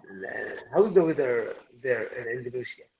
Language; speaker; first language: English; non-native, learner; Arabic